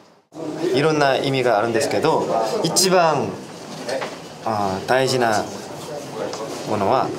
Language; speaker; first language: Japanese; non-native, learner; Korean